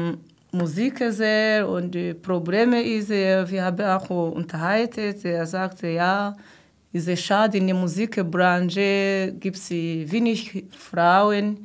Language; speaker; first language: German; non-native, learner; Kinyarwanda